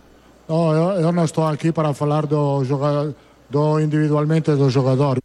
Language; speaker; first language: Portuguese; non-native, fluent; Italian